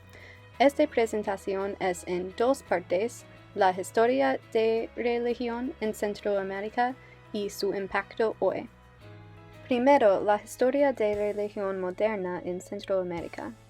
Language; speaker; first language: Spanish; non-native, learner; English